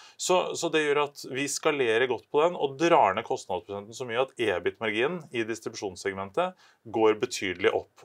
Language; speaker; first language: Norwegian; native; Norwegian